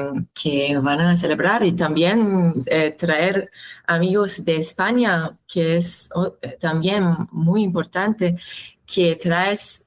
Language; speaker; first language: Spanish; non-native, learner; Hebrew